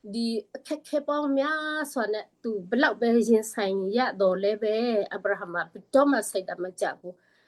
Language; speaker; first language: Burmese; non-native, local second language; Tedim Chin